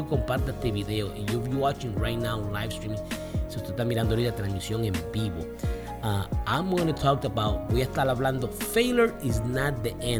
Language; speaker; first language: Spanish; early bilingual, heritage; Spanish